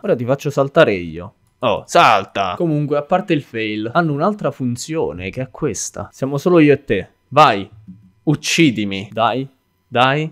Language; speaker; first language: Italian; native; Italian